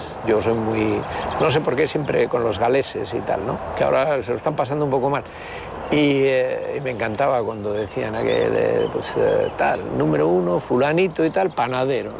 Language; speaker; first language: Spanish; native; Spanish